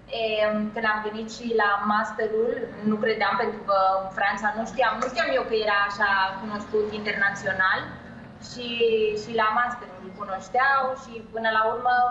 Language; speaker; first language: Romanian; early bilingual, heritage; Spanish